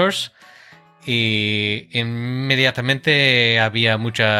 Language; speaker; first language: Spanish; non-native, fluent; English